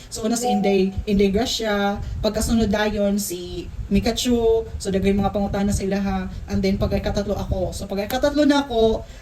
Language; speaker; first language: Cebuano; non-native, local second language; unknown